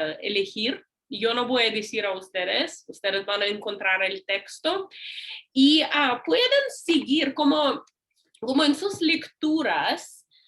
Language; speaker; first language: Spanish; non-native, learner; English